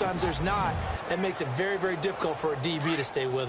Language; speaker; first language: English; native; English